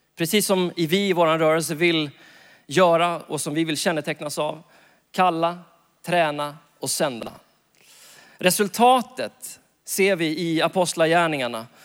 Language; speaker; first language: Swedish; native; Swedish